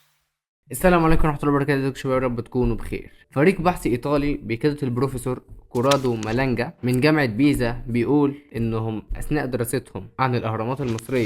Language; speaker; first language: Arabic; native; Arabic